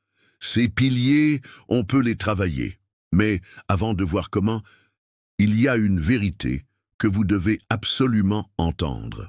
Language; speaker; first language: French; native; French